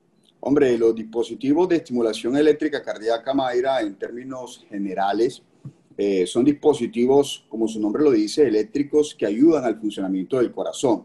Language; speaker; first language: Spanish; native; Spanish